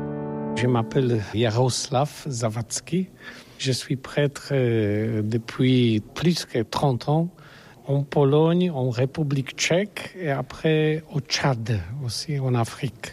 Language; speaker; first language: French; non-native, learner; Polish